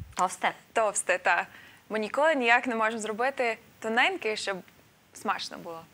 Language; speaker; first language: Ukrainian; non-native, fluent; English